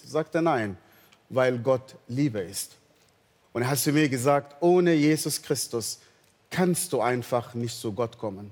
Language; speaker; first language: German; non-native, fluent; Arabic